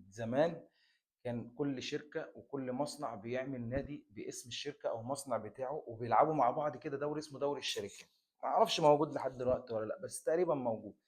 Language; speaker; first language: Arabic; native; Arabic